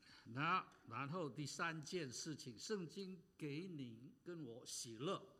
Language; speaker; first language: Chinese; native; Chinese